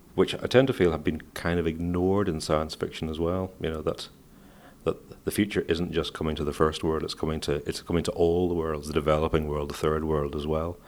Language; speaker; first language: English; native; English